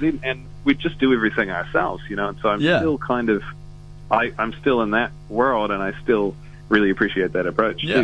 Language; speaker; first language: English; native; English